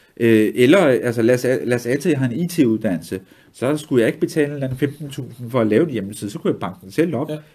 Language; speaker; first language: Danish; early bilingual, other home language; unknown